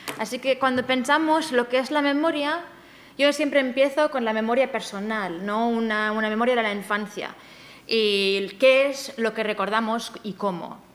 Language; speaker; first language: Spanish; non-native, fluent; German